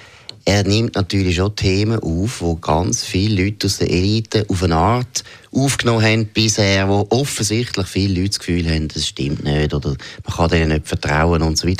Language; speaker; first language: German; native; German